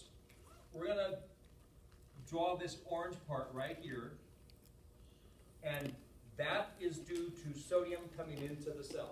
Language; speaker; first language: English; native; English